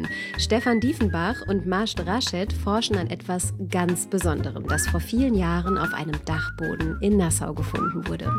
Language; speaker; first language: German; native; German